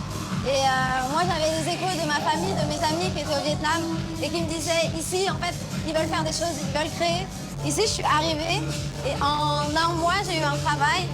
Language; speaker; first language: French; early bilingual, other home language; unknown